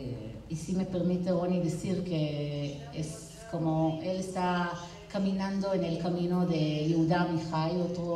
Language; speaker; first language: Spanish; non-native, fluent; Hebrew